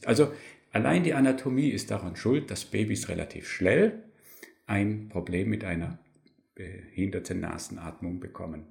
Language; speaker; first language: German; native; German